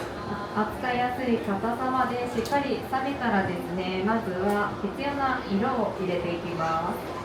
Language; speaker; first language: Japanese; native; Japanese